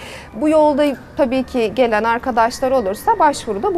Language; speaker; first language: Turkish; native; Turkish